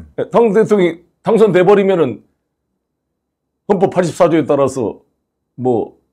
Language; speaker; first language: Korean; native; Korean